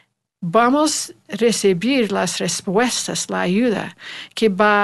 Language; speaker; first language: Spanish; non-native, learner; English